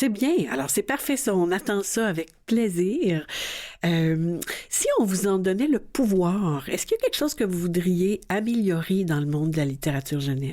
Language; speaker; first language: French; native; French